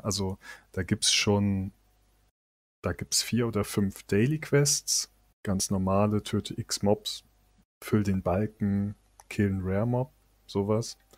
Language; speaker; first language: German; native; German